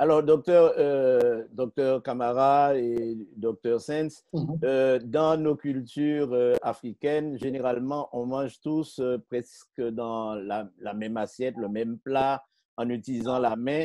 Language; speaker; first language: French; native; French